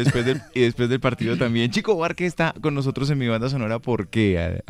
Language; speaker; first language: Spanish; native; Spanish